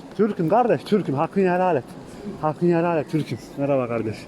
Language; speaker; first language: Turkish; native; Turkish